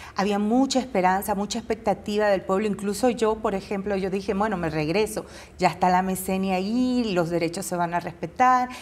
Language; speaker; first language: Spanish; native; Spanish